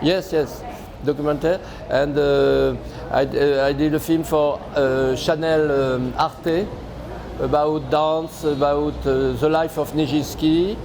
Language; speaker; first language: English; non-native, fluent; French